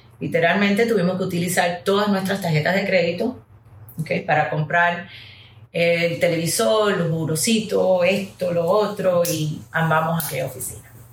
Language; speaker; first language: Spanish; early bilingual, heritage; Spanish